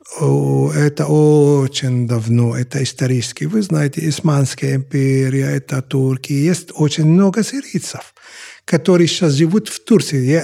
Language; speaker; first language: Russian; non-native, fluent; Arabic